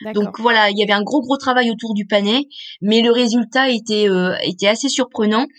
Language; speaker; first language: French; native; French